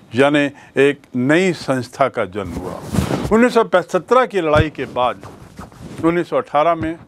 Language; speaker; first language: Hindi; native; Hindi